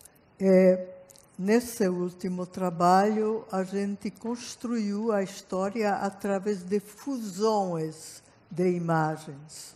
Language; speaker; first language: Portuguese; non-native, fluent; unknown